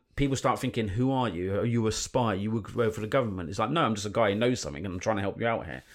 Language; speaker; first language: English; native; English